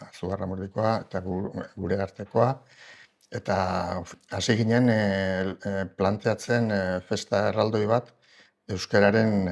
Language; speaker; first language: Basque; native; Basque